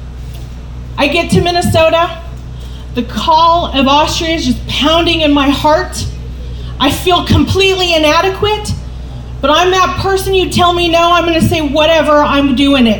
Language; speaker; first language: English; native; English